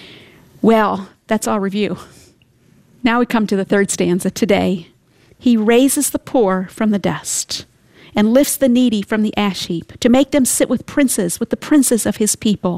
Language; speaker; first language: English; native; English